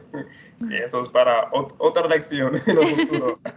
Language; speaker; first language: Spanish; non-native, fluent; English